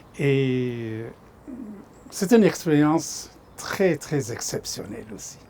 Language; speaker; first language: French; non-native, fluent; Arabic